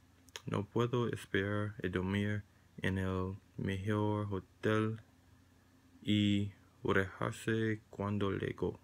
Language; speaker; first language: Spanish; non-native, learner; English